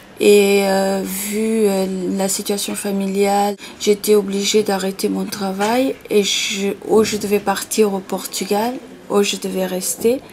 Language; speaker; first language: French; non-native, fluent; Portuguese